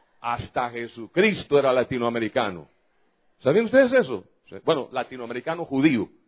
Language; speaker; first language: Spanish; non-native, fluent; English